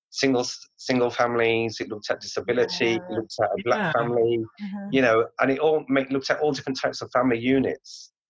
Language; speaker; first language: English; native; English